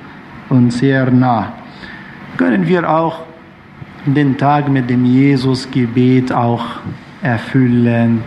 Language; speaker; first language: German; non-native, fluent; Arabic